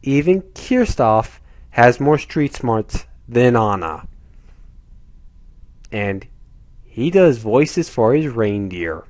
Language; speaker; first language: English; native; English